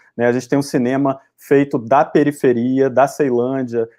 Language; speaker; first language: Portuguese; native; Portuguese